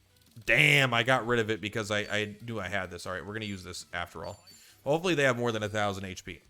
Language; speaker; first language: English; native; English